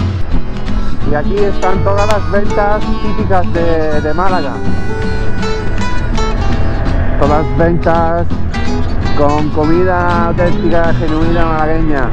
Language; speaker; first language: Spanish; non-native, fluent; Italian